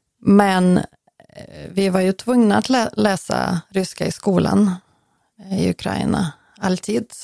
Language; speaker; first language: Swedish; non-native, fluent; Ukrainian